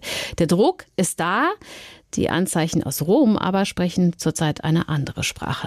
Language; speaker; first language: German; native; German